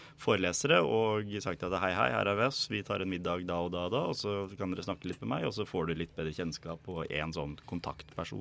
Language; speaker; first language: Norwegian; native; Norwegian